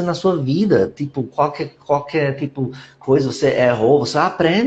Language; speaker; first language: Portuguese; non-native, fluent; English